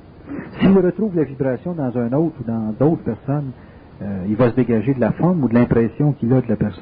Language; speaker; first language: French; native; French